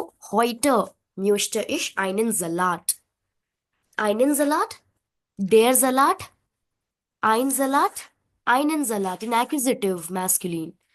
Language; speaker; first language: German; non-native, fluent; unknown